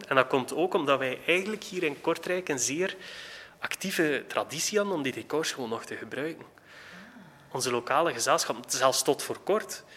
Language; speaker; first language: Dutch; native; Dutch